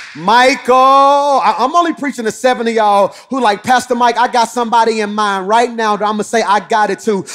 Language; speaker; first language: English; native; English